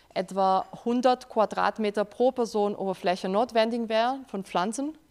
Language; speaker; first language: German; non-native, fluent; Spanish